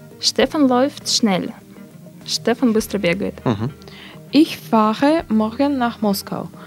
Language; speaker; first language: German; non-native, learner; Russian